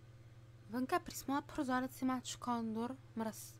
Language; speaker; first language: Bulgarian; native; Bulgarian